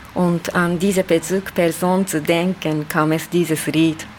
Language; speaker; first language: German; non-native, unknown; Japanese